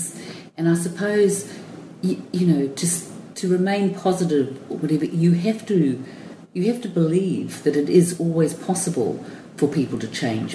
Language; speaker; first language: English; native; English